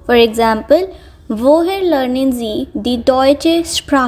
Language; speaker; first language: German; non-native, fluent; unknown